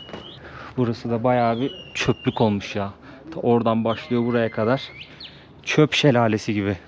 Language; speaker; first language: Turkish; native; Turkish